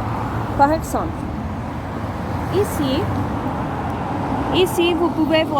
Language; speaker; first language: French; non-native, learner; Spanish